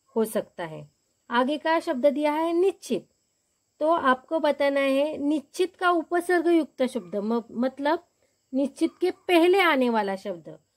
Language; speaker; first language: Hindi; non-native, local second language; Marathi